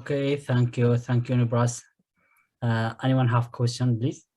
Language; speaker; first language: English; non-native, fluent; Arabic